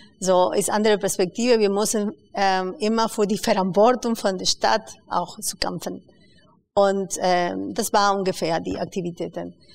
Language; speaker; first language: German; non-native, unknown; Spanish